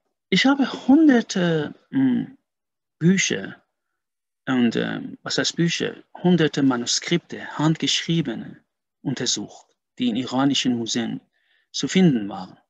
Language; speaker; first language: German; non-native, fluent; Persian